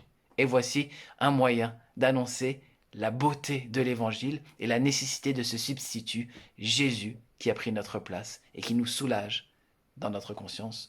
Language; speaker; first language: French; native; French